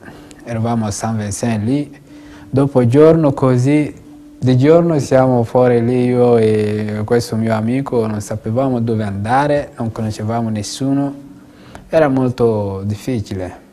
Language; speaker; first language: Italian; non-native, fluent; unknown